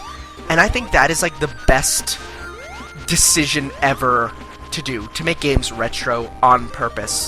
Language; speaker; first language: English; native; English